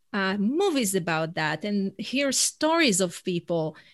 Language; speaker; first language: English; non-native, fluent; Hebrew